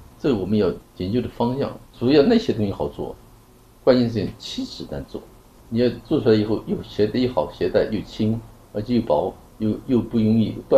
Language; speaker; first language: Chinese; native; Chinese